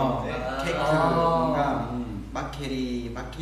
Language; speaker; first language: Korean; non-native, learner; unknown